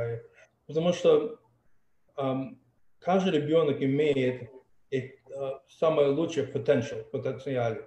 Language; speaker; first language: Russian; early bilingual, heritage; Russian